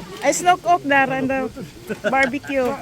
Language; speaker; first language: Dutch; non-native, learner; Filipino